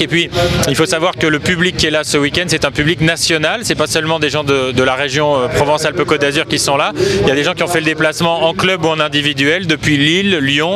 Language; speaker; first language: French; native; French